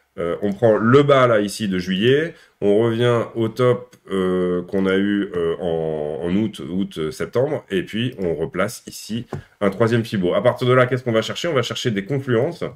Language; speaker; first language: French; native; French